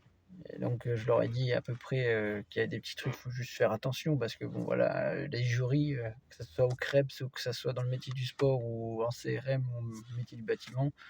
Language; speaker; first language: French; native; French